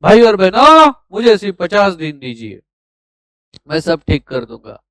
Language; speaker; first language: Hindi; non-native, local second language; Marathi